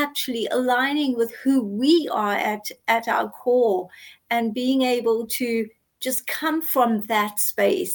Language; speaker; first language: English; native; English